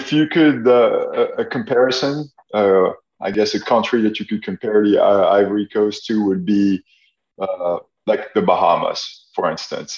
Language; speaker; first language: English; non-native, fluent; French